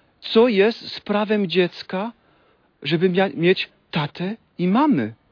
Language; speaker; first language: Polish; non-native, fluent; French